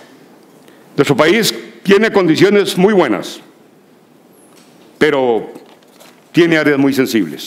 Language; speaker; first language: Spanish; native; Spanish